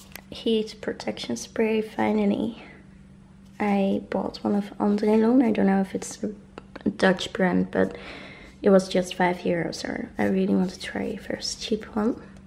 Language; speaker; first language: English; non-native, fluent; Dutch